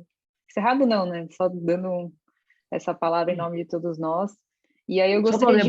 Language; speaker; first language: Portuguese; native; Portuguese